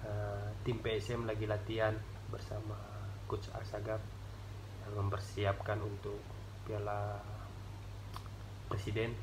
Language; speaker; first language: Indonesian; non-native, local second language; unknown